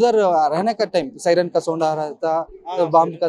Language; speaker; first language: Hindi; non-native, local second language; Kannada